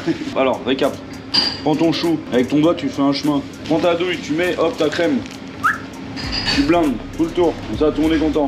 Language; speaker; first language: French; native; French